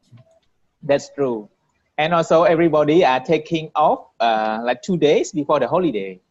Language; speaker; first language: English; non-native, learner; Vietnamese